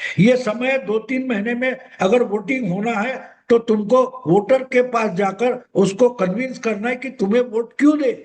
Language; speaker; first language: Hindi; non-native, local second language; Marathi